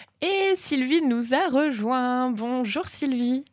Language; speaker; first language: French; native; French